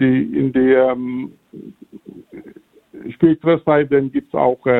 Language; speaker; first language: German; non-native, fluent; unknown